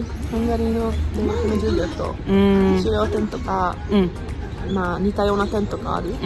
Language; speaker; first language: Japanese; non-native, fluent; Hungarian